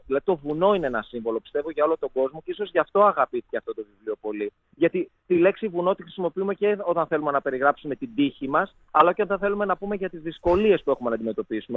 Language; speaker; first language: Greek; native; Greek